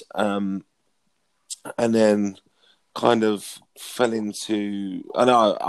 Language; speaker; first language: English; native; English